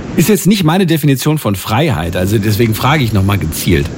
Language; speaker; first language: German; native; German